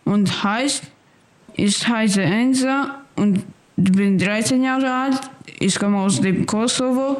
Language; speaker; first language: German; early bilingual, other home language; Albanian